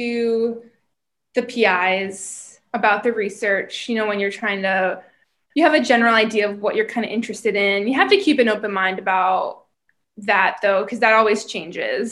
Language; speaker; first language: English; native; English